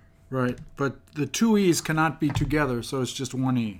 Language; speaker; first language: English; native; English